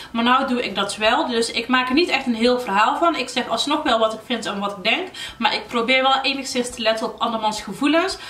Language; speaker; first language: Dutch; early bilingual, other home language; Arabic